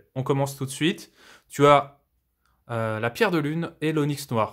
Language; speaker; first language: French; native; French